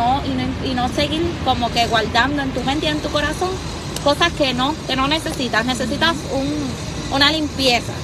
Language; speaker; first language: Spanish; native; Spanish